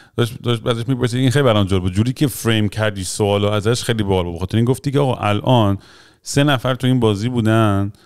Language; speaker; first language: Persian; early bilingual, heritage; Persian